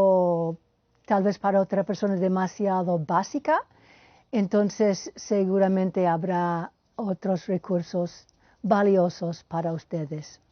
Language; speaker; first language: Spanish; non-native, fluent; English